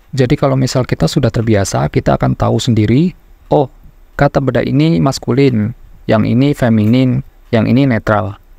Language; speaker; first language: Indonesian; native; Indonesian